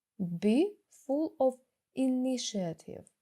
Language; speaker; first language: English; non-native, fluent; Ukrainian